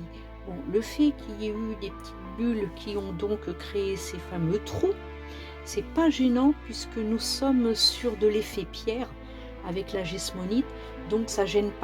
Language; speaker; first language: French; native; French